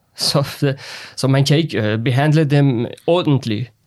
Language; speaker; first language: Danish; non-native, learner; Persian